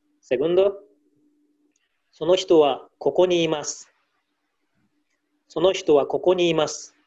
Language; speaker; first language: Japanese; non-native, learner; Spanish